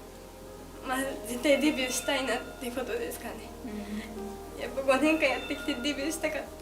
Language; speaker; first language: Japanese; native; Japanese